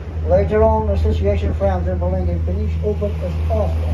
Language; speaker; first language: English; non-native, learner; Portuguese